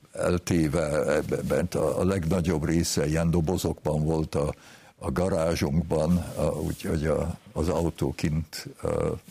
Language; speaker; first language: Hungarian; early bilingual, heritage; Hungarian